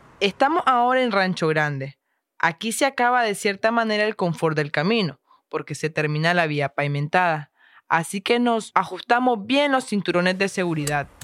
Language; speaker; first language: Spanish; native; Spanish